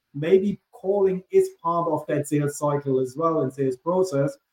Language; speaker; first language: English; non-native, fluent; German